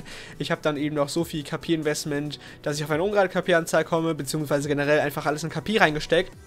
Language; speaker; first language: German; native; German